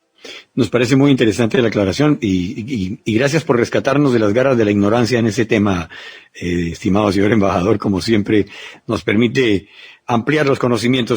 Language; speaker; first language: Spanish; native; Spanish